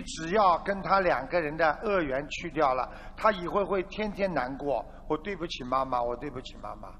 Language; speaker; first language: Chinese; native; Chinese